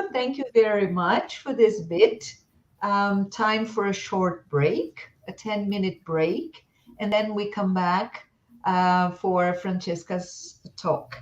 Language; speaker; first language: English; non-native, fluent; Portuguese